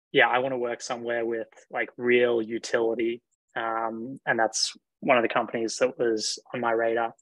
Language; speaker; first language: English; native; English